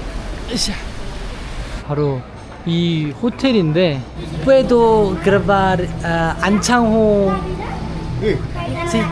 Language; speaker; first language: Spanish; non-native, learner; Korean